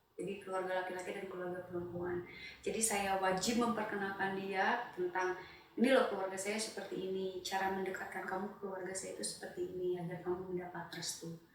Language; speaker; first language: Indonesian; non-native, local second language; Sundanese